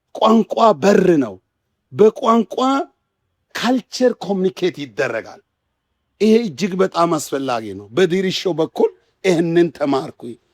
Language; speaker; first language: Amharic; non-native, local second language; Wolaytta